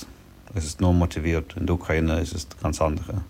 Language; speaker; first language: German; non-native, learner; Ukrainian